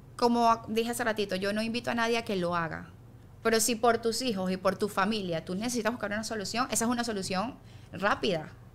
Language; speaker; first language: Spanish; native; Spanish